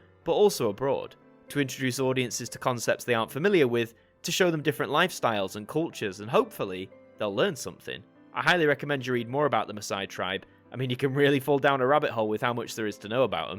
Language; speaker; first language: English; native; English